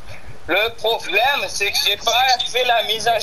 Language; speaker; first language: French; native; French